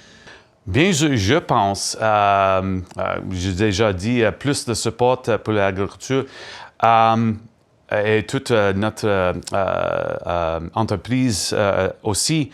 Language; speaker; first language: French; non-native, learner; English